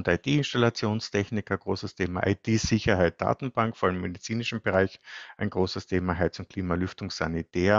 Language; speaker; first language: German; native; German